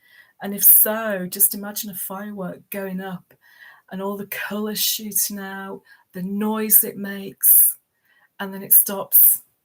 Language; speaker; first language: English; native; English